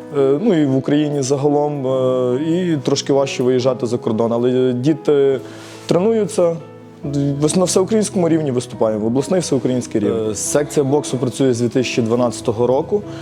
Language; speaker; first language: Ukrainian; native; Ukrainian